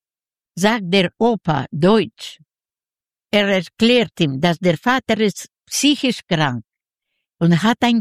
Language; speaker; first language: German; non-native, learner; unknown